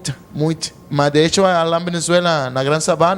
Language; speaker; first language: Portuguese; non-native, learner; Spanish